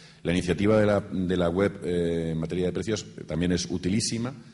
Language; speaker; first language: Spanish; native; Spanish